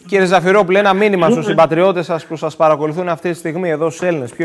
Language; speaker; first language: Greek; native; Greek